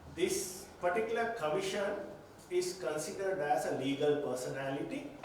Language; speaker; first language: English; non-native, local second language; Sinhala